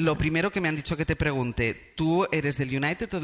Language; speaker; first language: Spanish; native; Spanish